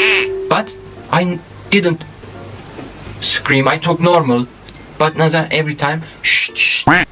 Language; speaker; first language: English; non-native, learner; Turkish